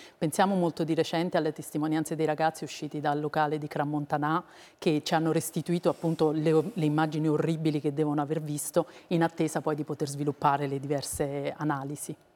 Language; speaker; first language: Italian; native; Italian